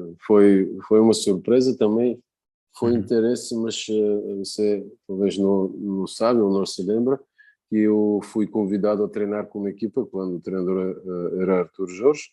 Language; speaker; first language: Portuguese; non-native, fluent; Bulgarian